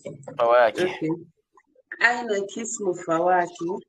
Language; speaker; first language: Arabic; non-native, learner; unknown